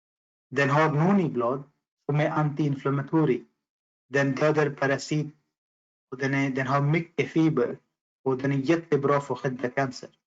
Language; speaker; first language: Swedish; non-native, fluent; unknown